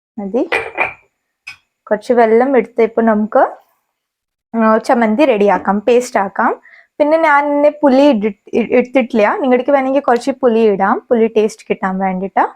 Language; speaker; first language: Malayalam; non-native, learner; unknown